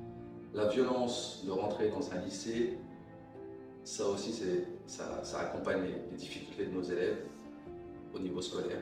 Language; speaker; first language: French; native; French